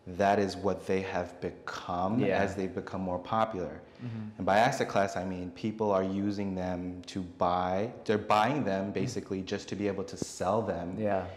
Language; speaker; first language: English; native; English